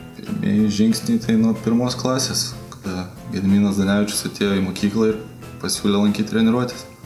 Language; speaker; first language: Lithuanian; native; Lithuanian